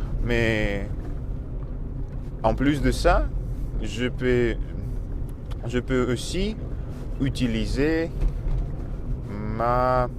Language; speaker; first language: French; non-native, learner; Russian